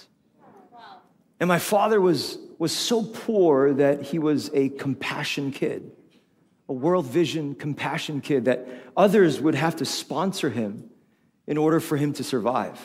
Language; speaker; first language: English; non-native, local second language; Filipino